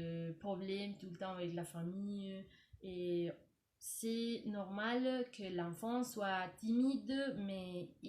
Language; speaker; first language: French; non-native, learner; Spanish